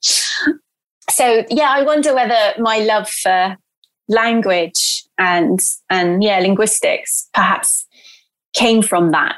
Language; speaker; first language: English; early bilingual, other home language; Portuguese